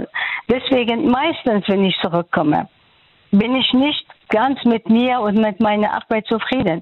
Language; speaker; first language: German; non-native, fluent; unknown